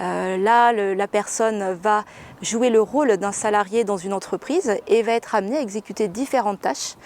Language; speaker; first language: French; native; French